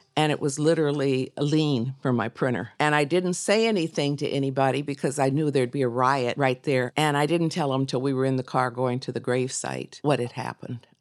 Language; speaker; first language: English; native; English